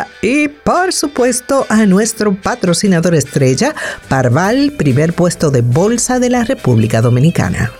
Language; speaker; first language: Spanish; native; Spanish